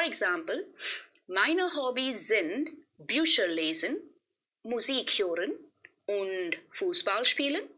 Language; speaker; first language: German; non-native, fluent; Hindi